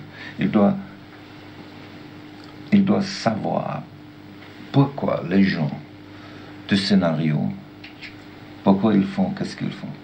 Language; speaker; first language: French; non-native, learner; German